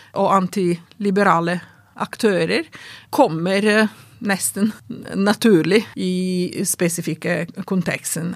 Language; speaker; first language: Norwegian; non-native, fluent; Italian